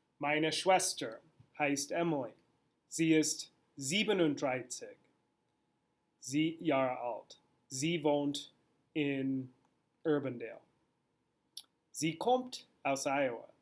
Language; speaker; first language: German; non-native, fluent; English